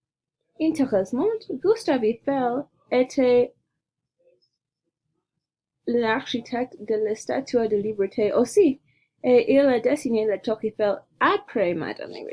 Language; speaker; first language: French; non-native, learner; English